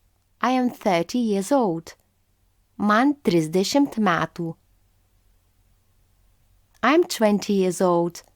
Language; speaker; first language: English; non-native, fluent; Lithuanian